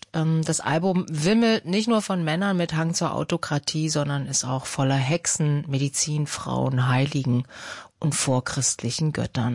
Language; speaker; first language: German; native; German